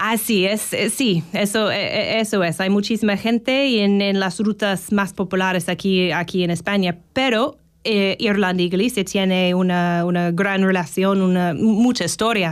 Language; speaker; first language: Spanish; non-native, learner; English